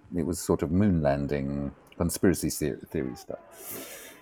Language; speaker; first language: English; native; English